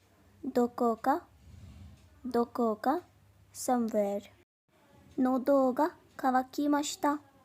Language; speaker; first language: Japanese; non-native, fluent; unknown